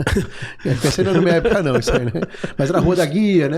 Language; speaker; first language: Portuguese; native; Portuguese